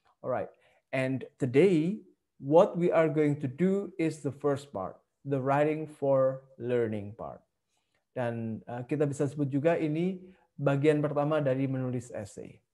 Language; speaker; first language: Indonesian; native; Indonesian